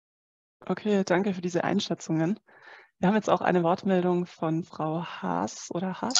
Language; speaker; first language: German; native; German